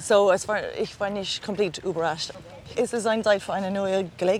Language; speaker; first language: German; non-native, learner; English